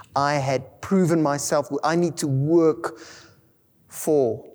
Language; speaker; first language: English; non-native, local second language; Afrikaans